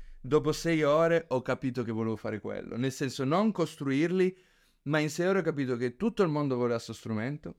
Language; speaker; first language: Italian; early bilingual, other home language; Spanish